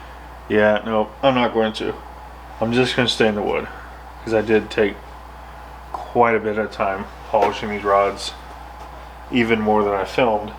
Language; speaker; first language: English; native; English